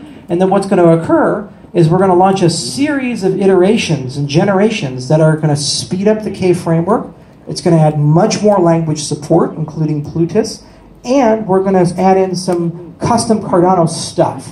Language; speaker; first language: English; native; English